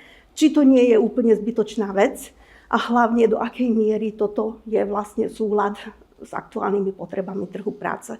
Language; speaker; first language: Slovak; native; Slovak